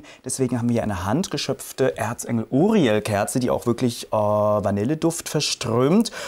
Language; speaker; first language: German; native; German